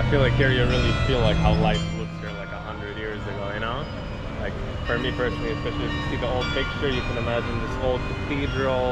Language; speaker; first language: English; non-native, fluent; Ukrainian